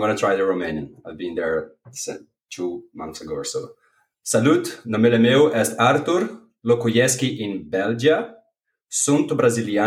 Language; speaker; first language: English; non-native, fluent; Portuguese